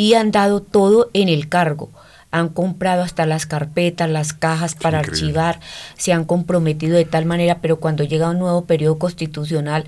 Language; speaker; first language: Spanish; native; Spanish